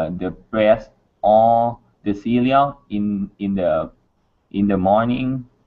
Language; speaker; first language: English; non-native, learner; Thai